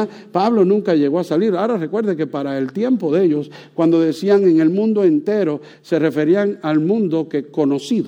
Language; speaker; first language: Spanish; native; Spanish